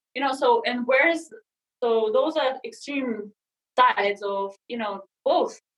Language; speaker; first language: English; non-native, fluent; Russian